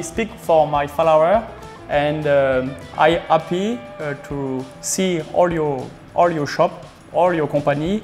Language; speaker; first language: English; non-native, learner; French